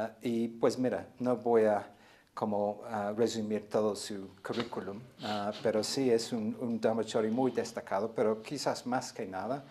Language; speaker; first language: Spanish; non-native, fluent; English